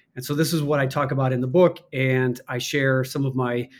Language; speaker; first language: English; native; English